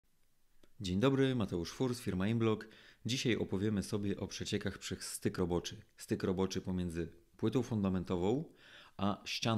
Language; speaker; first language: Polish; native; Polish